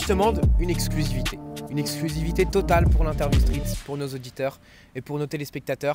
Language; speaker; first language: French; native; French